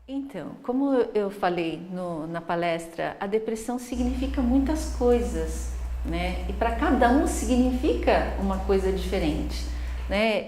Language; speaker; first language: Portuguese; native; Portuguese